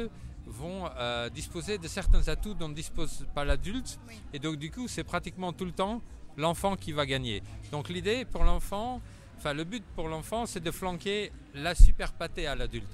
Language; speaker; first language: French; native; French